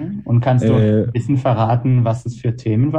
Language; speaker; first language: German; non-native, fluent; Hebrew